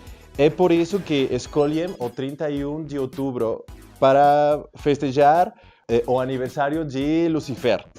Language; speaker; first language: Portuguese; non-native, learner; Spanish